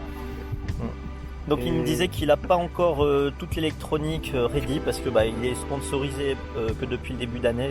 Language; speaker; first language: French; native; French